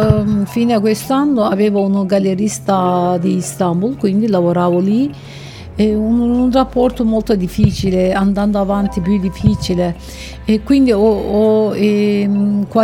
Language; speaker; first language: Italian; non-native, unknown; Turkish